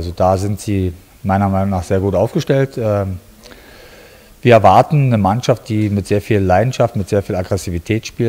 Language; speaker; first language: German; native; German